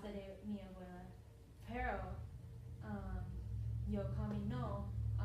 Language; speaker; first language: Spanish; non-native, learner; English